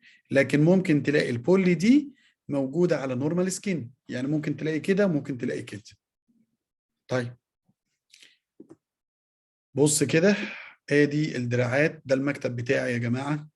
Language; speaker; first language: Arabic; native; Arabic